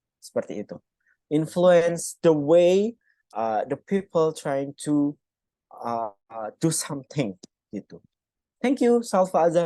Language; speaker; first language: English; non-native, fluent; Indonesian